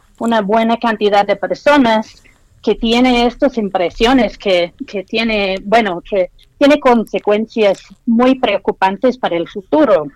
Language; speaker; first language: Spanish; non-native, fluent; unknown